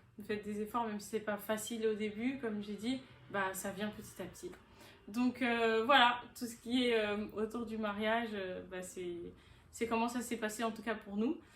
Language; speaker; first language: French; native; French